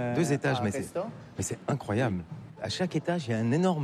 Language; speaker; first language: French; native; French